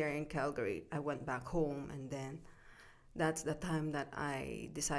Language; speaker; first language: English; non-native, local second language; Filipino